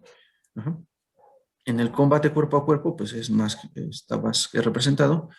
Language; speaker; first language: Spanish; native; Spanish